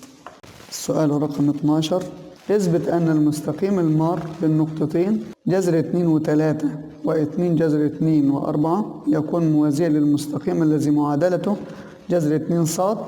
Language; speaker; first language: Arabic; native; Arabic